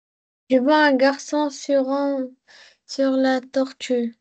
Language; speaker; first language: French; non-native, learner; Arabic